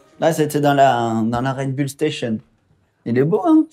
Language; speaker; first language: French; native; French